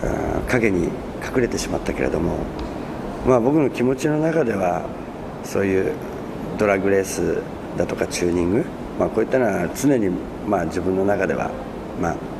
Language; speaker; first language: Japanese; native; Japanese